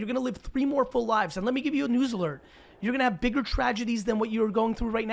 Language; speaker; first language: English; early bilingual, other home language; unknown